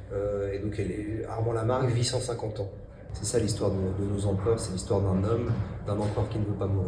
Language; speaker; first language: French; native; French